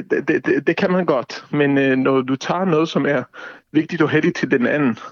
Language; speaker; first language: Danish; non-native, fluent; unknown